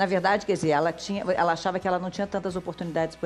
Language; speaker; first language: Portuguese; native; Portuguese